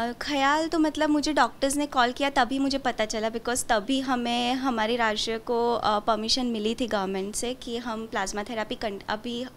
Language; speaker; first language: Hindi; non-native, local second language; Gujarati